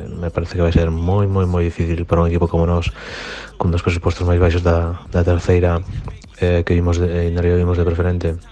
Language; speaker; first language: Galician; non-native, local second language; Spanish